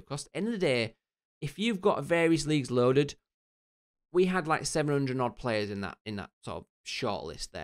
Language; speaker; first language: English; native; English